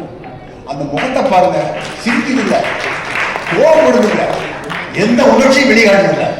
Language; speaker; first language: Tamil; native; Tamil